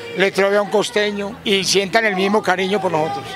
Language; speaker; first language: Spanish; native; Spanish